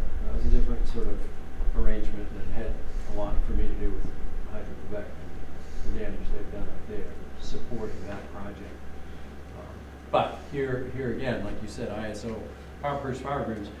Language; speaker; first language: English; native; English